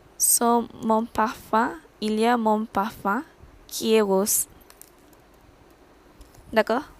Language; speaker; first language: French; non-native, learner; Malay